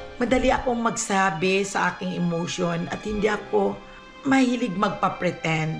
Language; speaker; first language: Filipino; non-native, local second language; Cebuano